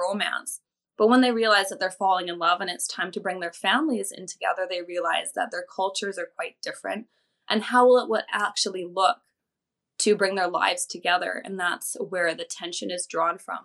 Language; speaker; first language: English; native; English